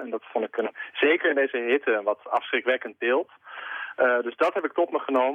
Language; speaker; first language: Dutch; native; Dutch